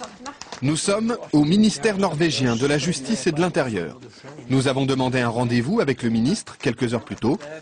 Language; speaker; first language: French; native; French